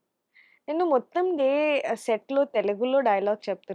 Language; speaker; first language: Telugu; non-native, learner; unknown